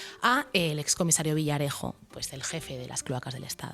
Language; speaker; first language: Spanish; native; Spanish